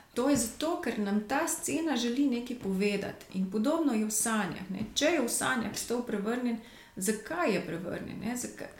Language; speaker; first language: Slovenian; native; Slovenian